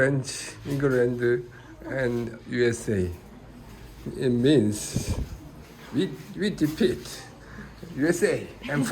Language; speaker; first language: English; non-native, learner; Korean